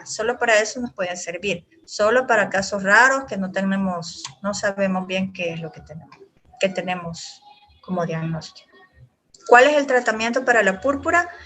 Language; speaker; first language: Spanish; native; Spanish